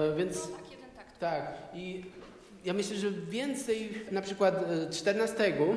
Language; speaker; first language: Polish; non-native, learner; Portuguese